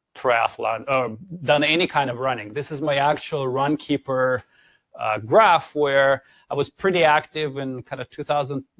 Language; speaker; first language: English; non-native, fluent; Ukrainian